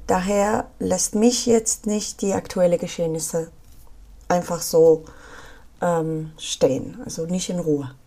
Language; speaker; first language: German; non-native, fluent; Pashto